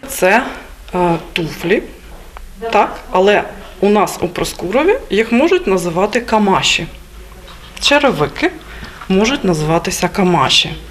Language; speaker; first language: Ukrainian; native; Ukrainian